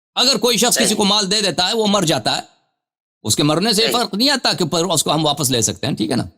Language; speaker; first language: Urdu; non-native, fluent; Persian